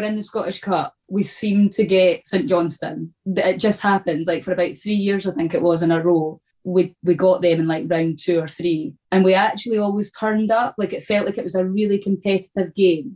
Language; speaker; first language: English; native; English